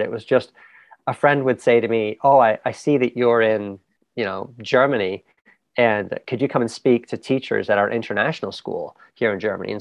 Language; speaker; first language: English; native; English